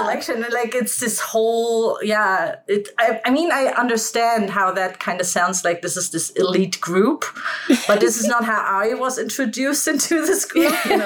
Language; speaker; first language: English; non-native, fluent; German